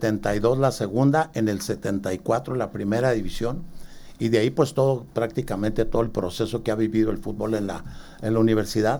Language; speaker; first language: Spanish; native; Spanish